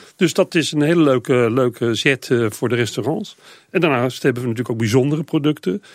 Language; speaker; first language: Dutch; native; Dutch